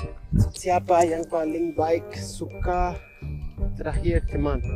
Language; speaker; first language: Indonesian; non-native, learner; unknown